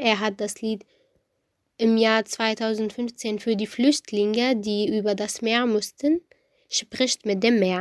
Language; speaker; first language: German; non-native, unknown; Arabic